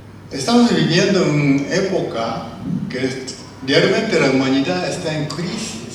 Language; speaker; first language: Spanish; non-native, learner; Japanese